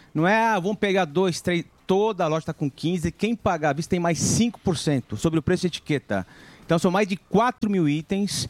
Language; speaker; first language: Portuguese; native; Portuguese